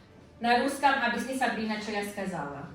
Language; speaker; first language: Russian; non-native, learner; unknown